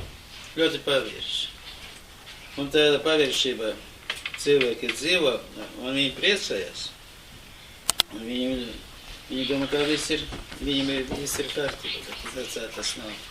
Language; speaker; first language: Latvian; non-native, local second language; Russian